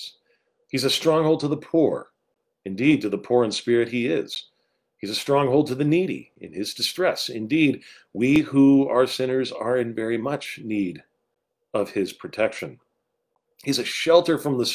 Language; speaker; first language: English; native; English